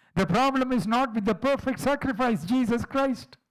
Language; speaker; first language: English; non-native, local second language; Tamil